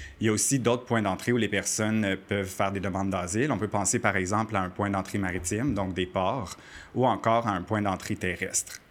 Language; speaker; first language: French; native; French